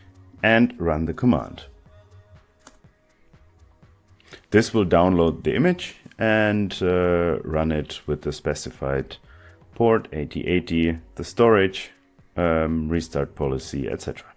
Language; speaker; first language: English; non-native, fluent; German